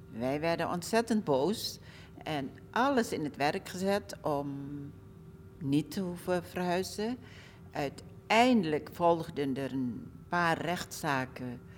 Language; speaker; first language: Dutch; early bilingual, other home language; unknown